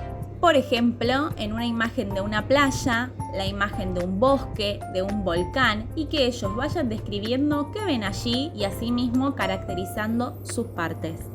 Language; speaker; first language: Spanish; native; Spanish